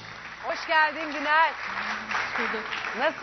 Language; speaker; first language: Turkish; native; Turkish